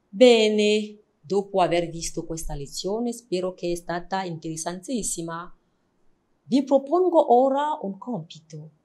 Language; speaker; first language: Italian; non-native, fluent; French